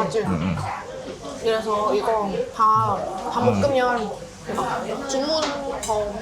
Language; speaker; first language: Korean; non-native, learner; Vietnamese